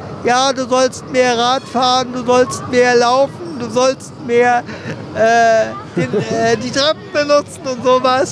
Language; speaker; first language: German; native; German